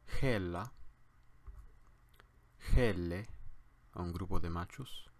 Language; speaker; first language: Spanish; non-native, learner; English